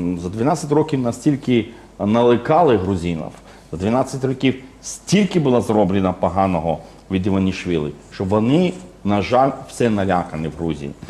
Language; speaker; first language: Ukrainian; non-native, fluent; Georgian